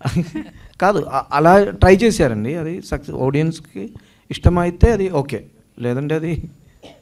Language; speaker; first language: Telugu; non-native, learner; Malayalam